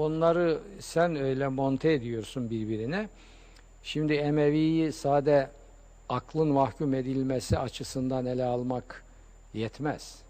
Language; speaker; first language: Turkish; native; Turkish